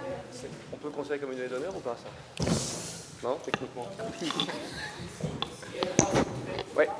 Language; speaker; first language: French; native; French